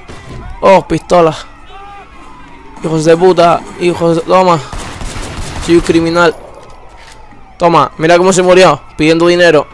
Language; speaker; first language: Spanish; native; Spanish